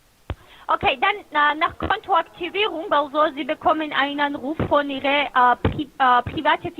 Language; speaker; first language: German; non-native, fluent; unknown